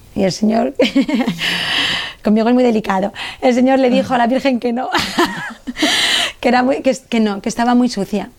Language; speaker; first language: Spanish; native; Spanish